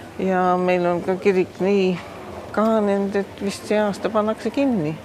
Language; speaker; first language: Estonian; early bilingual, heritage; Estonian